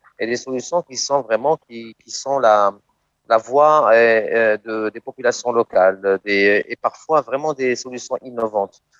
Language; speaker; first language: French; non-native, local second language; Arabic